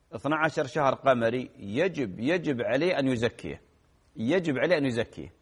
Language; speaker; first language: Arabic; native; Arabic